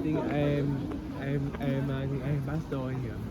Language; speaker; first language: English; non-native, learner; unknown